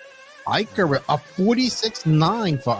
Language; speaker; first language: English; native; English